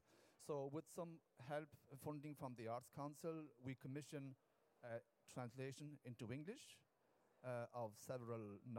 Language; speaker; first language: English; non-native, local second language; Irish